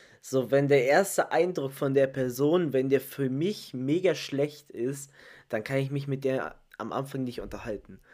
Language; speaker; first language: German; early bilingual, other home language; Italian